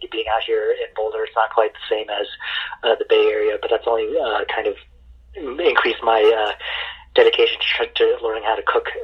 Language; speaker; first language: English; native; English